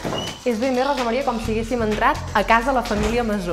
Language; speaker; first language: Catalan; native; Catalan